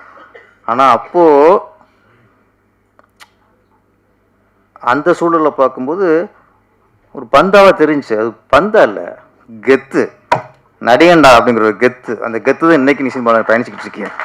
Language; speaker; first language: Tamil; native; Tamil